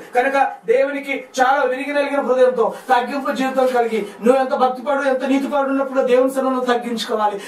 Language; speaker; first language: Telugu; non-native, local second language; Lambadi